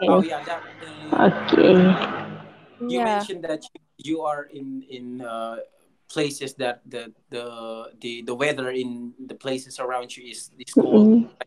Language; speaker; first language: English; non-native, learner; Indonesian